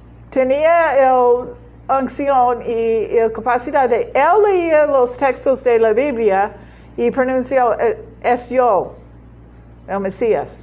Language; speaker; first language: Spanish; non-native, learner; English